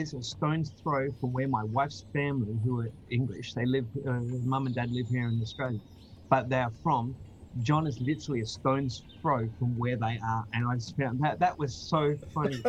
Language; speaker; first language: English; native; English